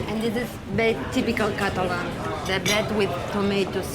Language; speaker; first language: English; non-native, learner; Spanish